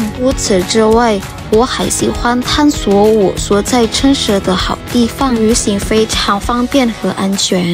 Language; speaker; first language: Chinese; non-native, learner; Indonesian